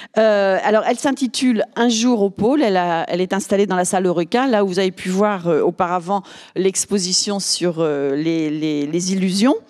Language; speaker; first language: French; native; French